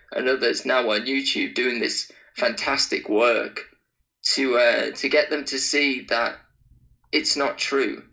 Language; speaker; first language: English; native; English